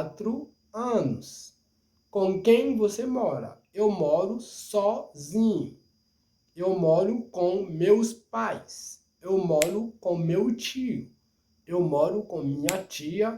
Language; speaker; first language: Portuguese; non-native, fluent; Haitian Creole